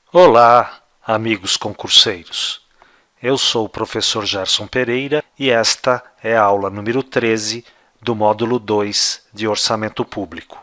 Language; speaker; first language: Portuguese; native; Portuguese